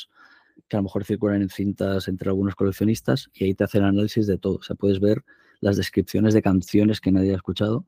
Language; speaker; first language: Spanish; native; Spanish